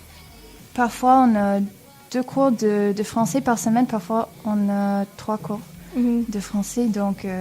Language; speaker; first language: French; non-native, fluent; English